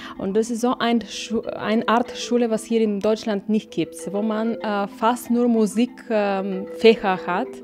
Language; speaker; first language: German; non-native, fluent; Bulgarian